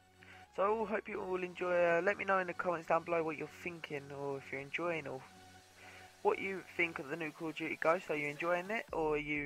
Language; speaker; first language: English; native; English